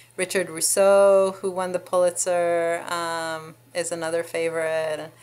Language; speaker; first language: English; non-native, fluent; Hebrew